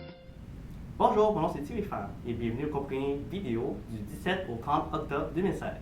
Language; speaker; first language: French; native; French